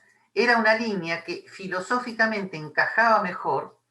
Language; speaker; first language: Spanish; native; Spanish